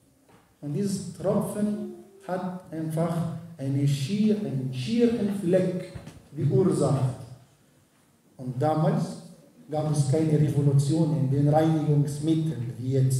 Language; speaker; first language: German; non-native, fluent; Arabic